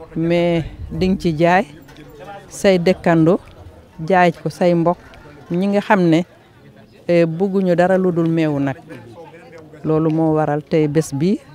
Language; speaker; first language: Wolof; non-native, local second language; Fula